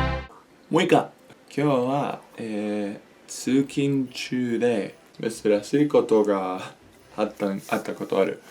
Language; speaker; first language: Japanese; non-native, learner; Spanish